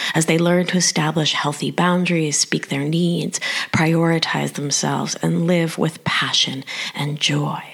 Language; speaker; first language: English; early bilingual, other home language; Spanish